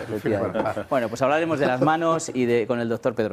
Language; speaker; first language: Spanish; native; Spanish